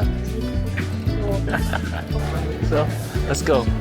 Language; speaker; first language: English; non-native, learner; Korean